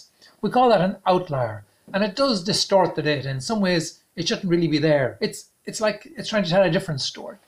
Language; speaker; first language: English; native; English